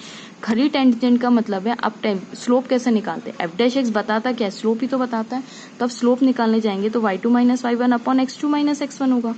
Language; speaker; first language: Hindi; native; Hindi